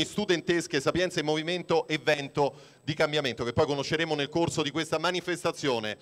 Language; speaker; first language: Italian; native; Italian